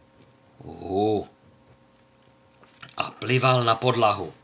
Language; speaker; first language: Czech; native; Czech